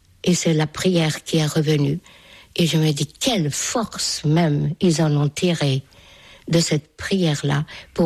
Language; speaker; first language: French; non-native, fluent; Hungarian